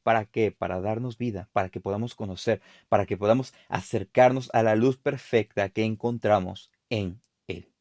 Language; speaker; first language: Spanish; native; Spanish